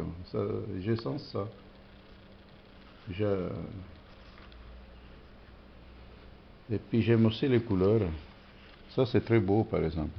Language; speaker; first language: French; non-native, fluent; Italian